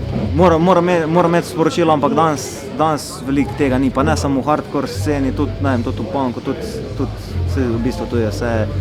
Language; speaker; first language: Slovenian; native; Slovenian